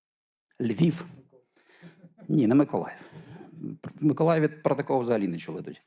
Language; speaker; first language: Ukrainian; native; Ukrainian